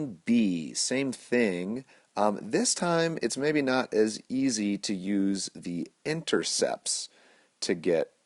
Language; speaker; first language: English; native; English